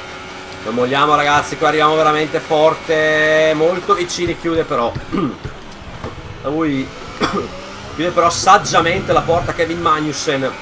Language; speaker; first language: Italian; native; Italian